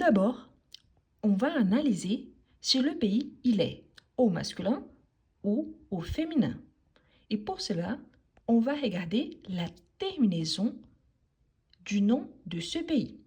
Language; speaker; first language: French; non-native, fluent; Portuguese